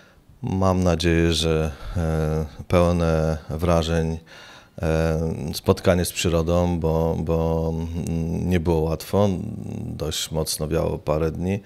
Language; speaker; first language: Polish; native; Polish